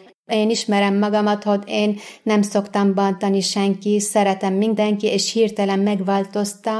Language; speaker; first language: Hungarian; non-native, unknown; Arabic